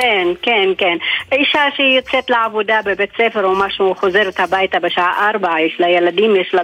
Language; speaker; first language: Hebrew; non-native, local second language; Arabic